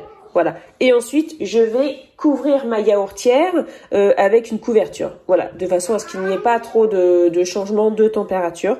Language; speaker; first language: French; native; French